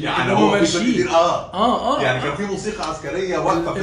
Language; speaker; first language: Arabic; native; Arabic